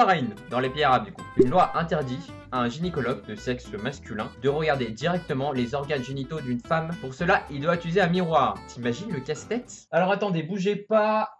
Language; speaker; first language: French; native; French